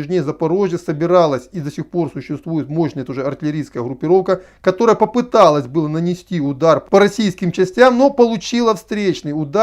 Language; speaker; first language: Russian; native; Russian